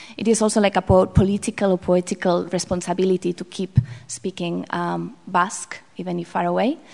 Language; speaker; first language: English; non-native, fluent; Basque